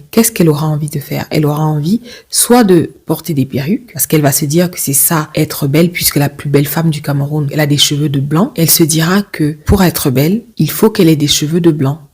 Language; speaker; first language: French; native; French